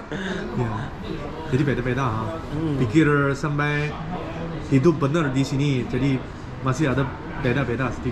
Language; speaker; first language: Indonesian; non-native, learner; Chinese